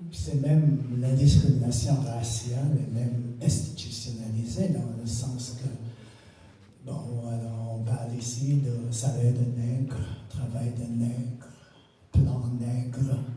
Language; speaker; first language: French; non-native, fluent; English